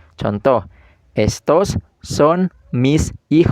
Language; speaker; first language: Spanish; non-native, fluent; Indonesian